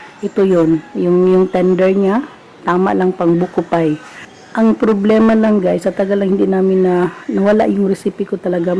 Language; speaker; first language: Filipino; non-native, local second language; Cebuano